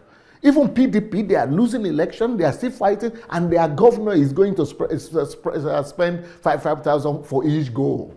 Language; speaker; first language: English; non-native, local second language; Yoruba